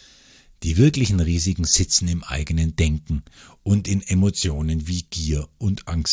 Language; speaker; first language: German; native; German